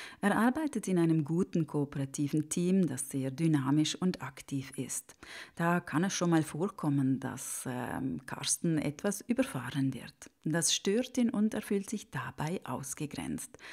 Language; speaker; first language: German; native; German